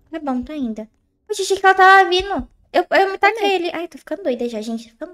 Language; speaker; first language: Portuguese; native; Portuguese